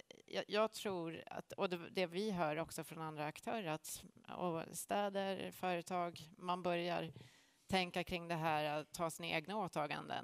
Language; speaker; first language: Swedish; native; Swedish